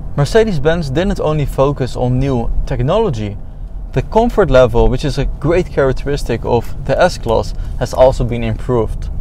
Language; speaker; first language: English; non-native, fluent; Dutch